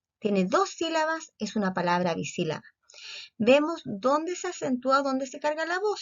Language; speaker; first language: Spanish; native; Spanish